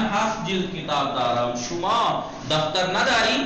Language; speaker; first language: Persian; non-native, fluent; Urdu